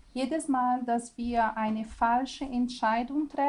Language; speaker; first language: German; non-native, learner; Portuguese